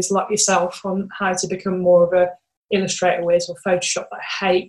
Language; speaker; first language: English; native; English